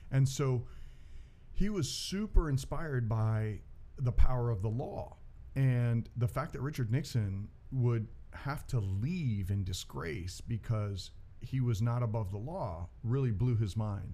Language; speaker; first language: English; early bilingual, other home language; Spanish